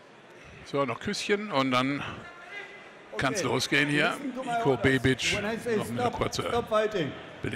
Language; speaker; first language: German; native; German